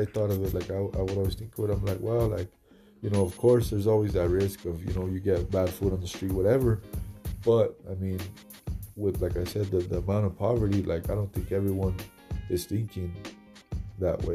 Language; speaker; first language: English; early bilingual, other home language; Spanish